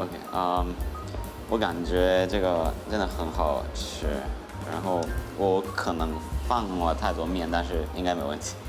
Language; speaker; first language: Chinese; non-native, learner; Japanese